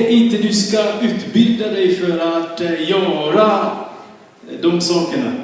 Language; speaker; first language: Swedish; non-native, fluent; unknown